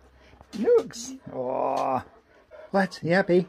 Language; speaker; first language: English; native; English